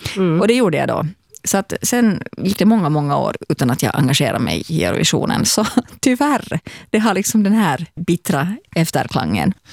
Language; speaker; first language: Swedish; native; Swedish